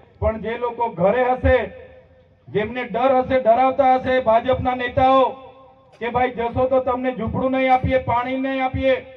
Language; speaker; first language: Gujarati; non-native, local second language; Vasavi